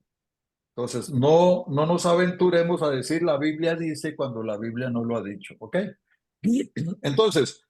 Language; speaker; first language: Spanish; native; Spanish